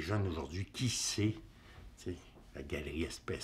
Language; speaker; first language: French; native; French